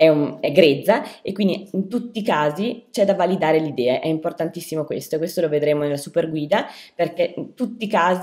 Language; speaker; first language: Italian; native; Italian